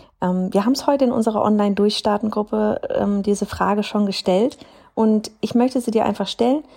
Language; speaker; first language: German; native; German